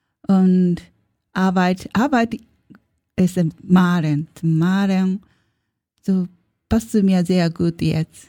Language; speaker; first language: German; non-native, learner; Japanese